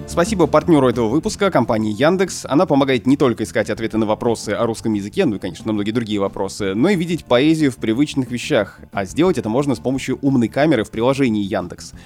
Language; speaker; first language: Russian; native; Russian